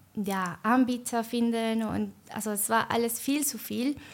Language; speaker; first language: German; non-native, learner; Spanish